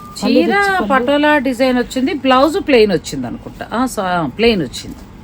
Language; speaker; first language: Telugu; native; Telugu